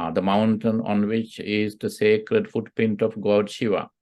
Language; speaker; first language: English; non-native, local second language; Sinhala